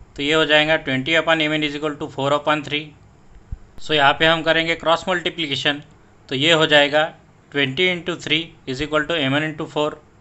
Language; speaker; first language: Hindi; non-native, local second language; Marathi